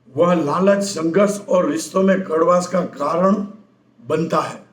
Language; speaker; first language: Hindi; non-native, local second language; Gujarati